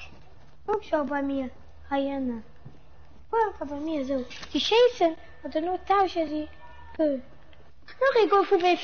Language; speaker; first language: German; non-native, learner; Portuguese